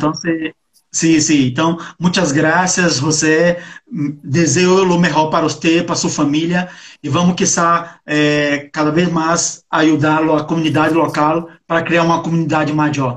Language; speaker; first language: Portuguese; non-native, learner; Spanish